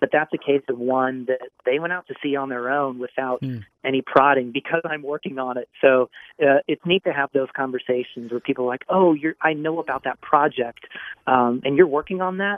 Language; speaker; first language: English; native; English